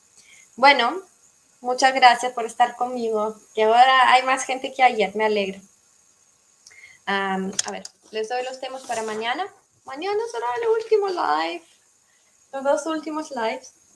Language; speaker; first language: Spanish; non-native, fluent; Russian